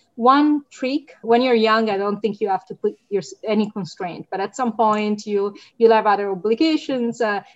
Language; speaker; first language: English; non-native, fluent; Italian